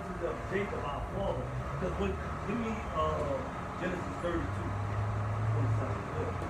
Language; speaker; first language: English; native; English